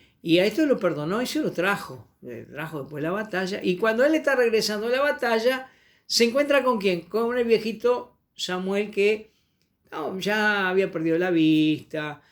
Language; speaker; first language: Spanish; native; Spanish